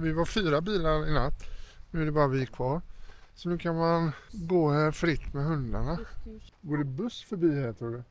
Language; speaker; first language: Swedish; native; Swedish